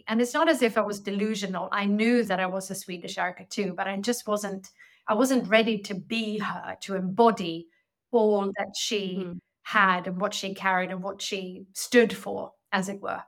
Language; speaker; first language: English; non-native, fluent; Swedish